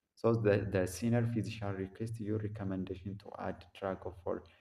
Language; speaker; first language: English; non-native, local second language; Amharic